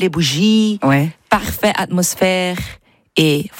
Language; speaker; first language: French; non-native, learner; English